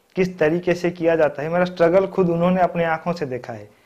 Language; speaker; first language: Hindi; non-native, local second language; Odia